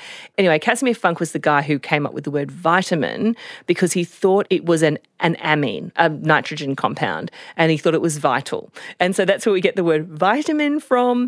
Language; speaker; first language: English; native; English